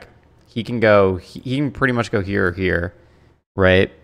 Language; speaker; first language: English; native; English